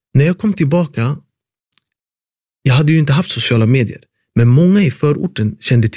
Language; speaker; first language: Swedish; early bilingual, other home language; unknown